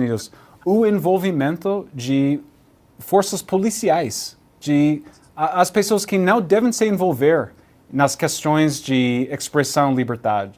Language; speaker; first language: Portuguese; non-native, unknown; English